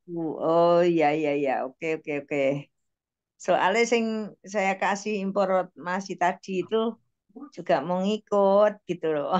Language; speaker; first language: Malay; non-native, local second language; Javanese